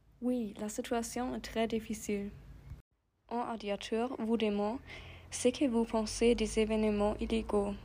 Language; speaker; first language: French; non-native, learner; German